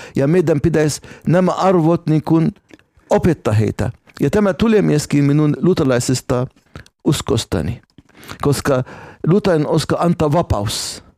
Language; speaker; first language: Finnish; non-native, fluent; Arabic